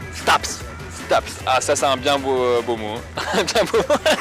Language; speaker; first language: French; native; French